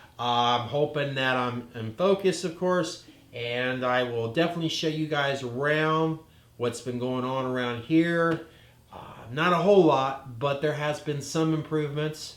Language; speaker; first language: English; native; English